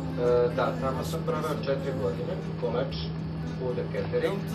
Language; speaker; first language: Bulgarian; non-native, learner; Serbian